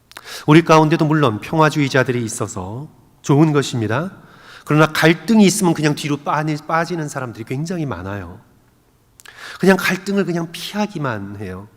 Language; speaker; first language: Korean; native; Korean